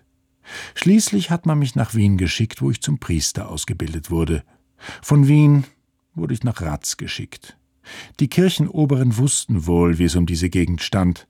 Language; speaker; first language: German; native; German